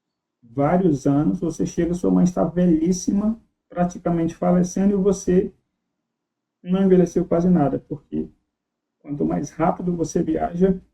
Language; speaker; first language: Portuguese; native; Portuguese